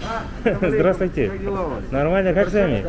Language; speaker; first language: Russian; non-native, local second language; Uzbek